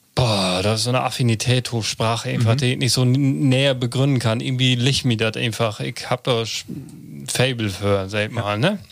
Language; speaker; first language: German; native; German